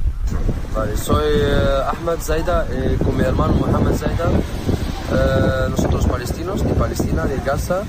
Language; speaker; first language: Spanish; non-native, learner; Arabic